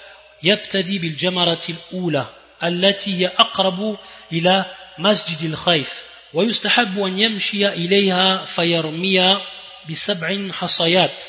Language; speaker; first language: Arabic; non-native, fluent; French